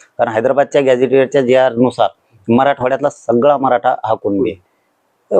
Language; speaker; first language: Marathi; native; Marathi